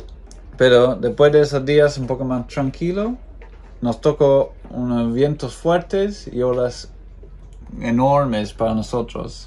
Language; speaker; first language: Spanish; non-native, fluent; English